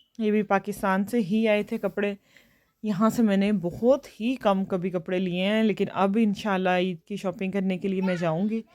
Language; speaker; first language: Urdu; native; Urdu